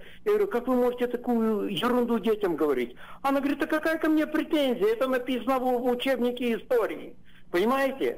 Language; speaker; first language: Russian; native; Russian